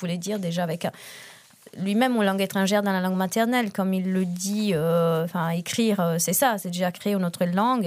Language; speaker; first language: French; non-native, fluent; Italian